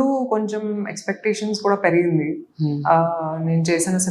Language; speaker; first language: Telugu; non-native, local second language; Hindi